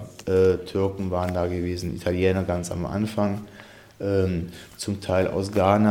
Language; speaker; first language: German; native; German